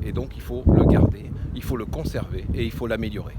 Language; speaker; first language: French; native; French